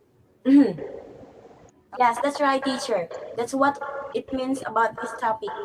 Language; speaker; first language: English; non-native, fluent; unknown